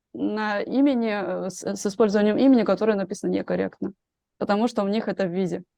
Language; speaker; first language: Russian; native; Russian